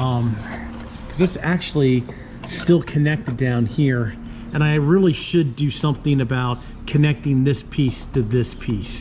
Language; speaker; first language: English; native; English